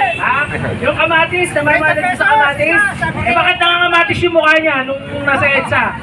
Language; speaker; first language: Filipino; native; Filipino